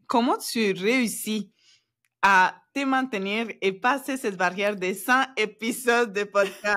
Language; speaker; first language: French; non-native, fluent; Spanish